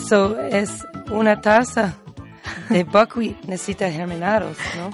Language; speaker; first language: Spanish; non-native, learner; English